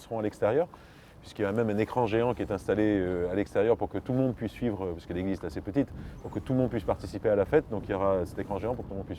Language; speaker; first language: French; native; French